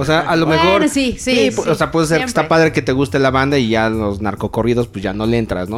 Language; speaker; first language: Spanish; native; Spanish